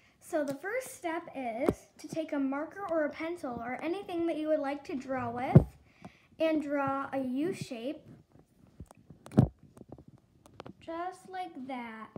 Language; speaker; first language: English; native; English